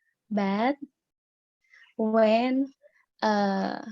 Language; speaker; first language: English; non-native, learner; Indonesian